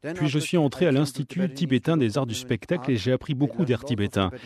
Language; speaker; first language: French; non-native, fluent; Chinese